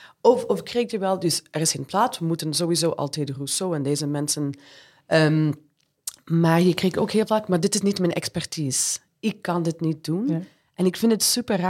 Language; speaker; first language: Dutch; non-native, fluent; English